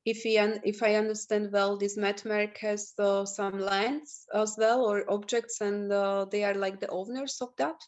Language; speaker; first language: English; non-native, learner; Slovak